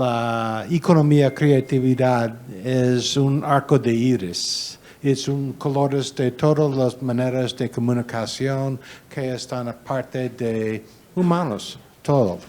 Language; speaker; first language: Spanish; non-native, learner; English